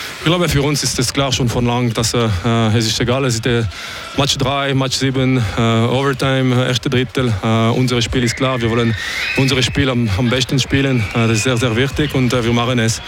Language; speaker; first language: German; non-native, local second language; French